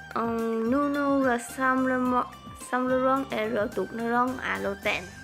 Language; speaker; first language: French; non-native, learner; Vietnamese